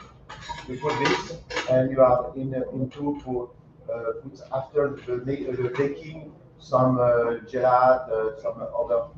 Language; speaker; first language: English; non-native, learner; French